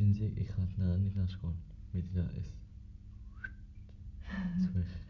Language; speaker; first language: Dutch; non-native, learner; Arabic